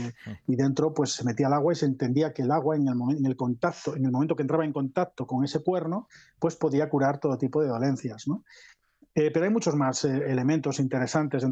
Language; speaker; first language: Spanish; native; Spanish